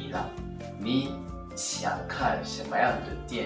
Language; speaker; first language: Chinese; non-native, learner; Swahili